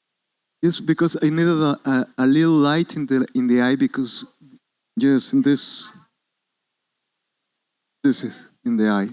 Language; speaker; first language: English; non-native, learner; Spanish